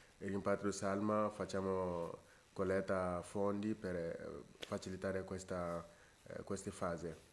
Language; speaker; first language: Italian; non-native, fluent; Bambara